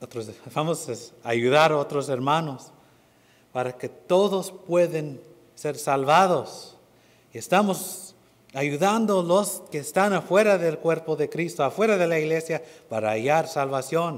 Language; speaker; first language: Spanish; non-native, fluent; English